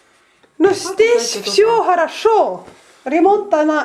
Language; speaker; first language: Russian; non-native, learner; Estonian